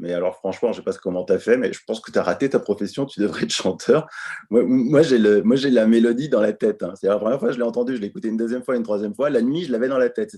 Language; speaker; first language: French; native; French